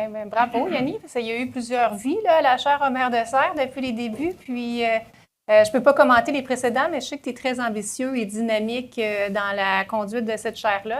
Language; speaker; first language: French; native; French